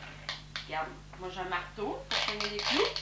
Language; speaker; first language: French; native; French